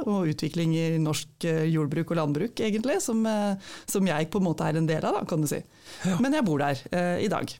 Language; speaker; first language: Norwegian; native; Norwegian